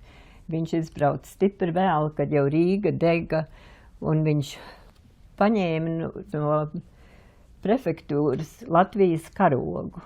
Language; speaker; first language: Latvian; early bilingual, heritage; Latvian